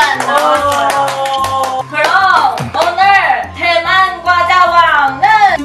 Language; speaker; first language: Korean; non-native, learner; Chinese